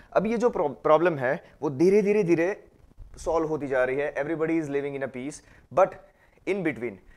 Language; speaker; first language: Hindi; non-native, local second language; Gujarati